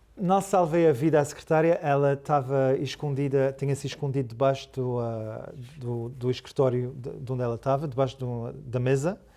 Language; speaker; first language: Portuguese; early bilingual, heritage; Portuguese